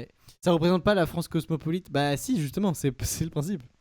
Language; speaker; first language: French; native; French